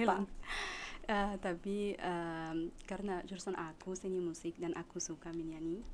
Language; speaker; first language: Indonesian; non-native, learner; Arabic